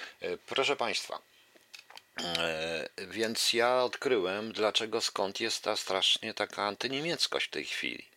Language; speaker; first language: Polish; native; Polish